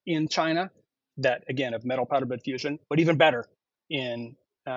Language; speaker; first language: English; native; English